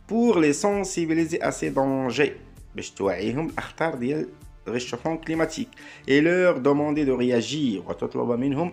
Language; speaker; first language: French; non-native, local second language; Arabic